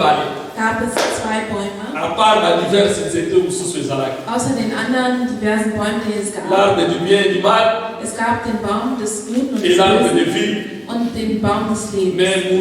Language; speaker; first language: German; non-native, fluent; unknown